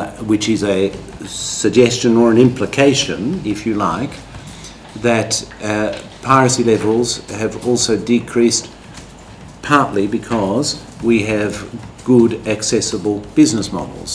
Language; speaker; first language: English; native; English